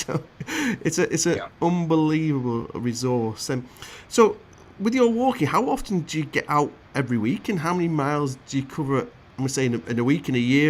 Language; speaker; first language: English; native; English